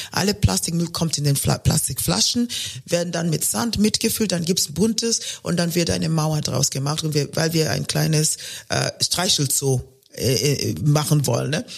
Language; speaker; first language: German; non-native, fluent; Luo (Kenya and Tanzania)